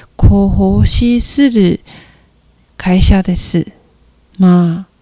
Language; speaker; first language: Japanese; non-native, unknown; Chinese